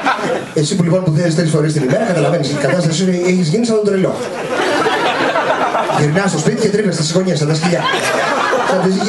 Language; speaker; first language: Greek; native; Greek